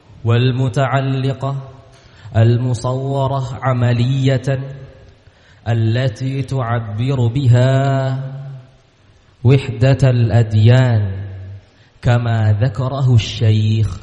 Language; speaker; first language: Arabic; non-native, learner; Indonesian